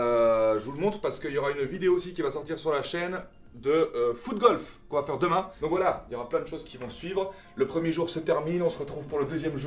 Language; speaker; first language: French; native; French